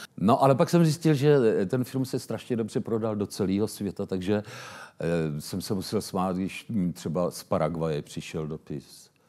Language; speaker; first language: Czech; native; Czech